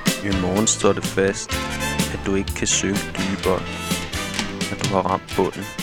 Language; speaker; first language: Danish; native; Danish